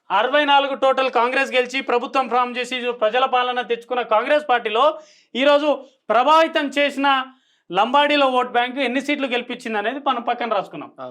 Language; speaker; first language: Telugu; non-native, local second language; Lambadi